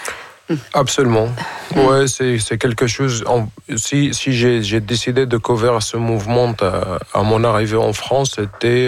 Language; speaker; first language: French; non-native, fluent; Arabic